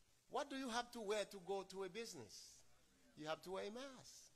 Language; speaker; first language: English; non-native, fluent; Haitian Creole